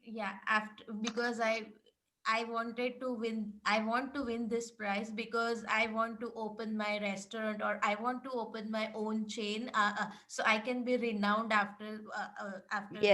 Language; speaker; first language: English; non-native, learner; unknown